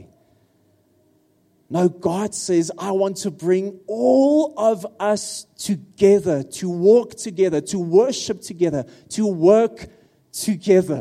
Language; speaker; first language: English; non-native, local second language; Afrikaans